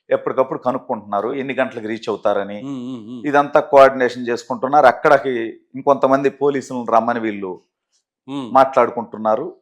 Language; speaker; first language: Telugu; native; Telugu